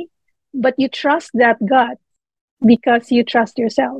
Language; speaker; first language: English; non-native, local second language; Filipino